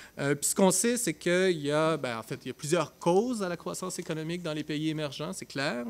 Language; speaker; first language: French; native; French